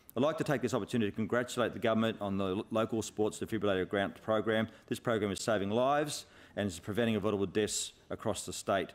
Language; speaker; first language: English; native; English